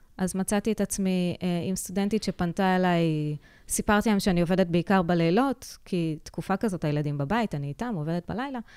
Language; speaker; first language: Hebrew; native; Hebrew